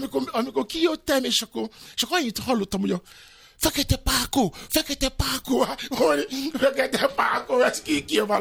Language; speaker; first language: Hungarian; non-native, fluent; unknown